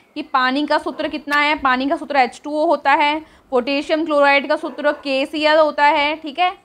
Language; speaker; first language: Hindi; native; Hindi